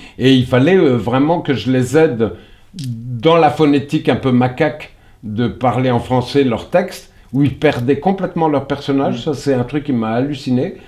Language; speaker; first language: French; early bilingual, other home language; Portuguese